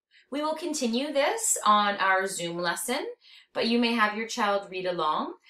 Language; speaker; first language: English; native; English